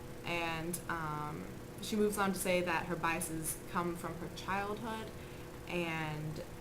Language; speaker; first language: English; native; English